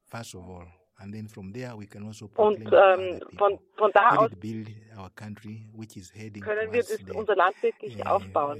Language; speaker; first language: German; non-native, fluent; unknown